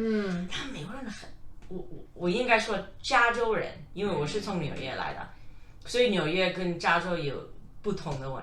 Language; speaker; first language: Chinese; non-native, fluent; English